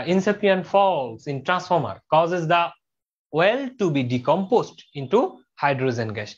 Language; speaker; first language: English; non-native, local second language; Bangla